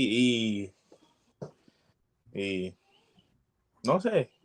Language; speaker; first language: Spanish; non-native, learner; English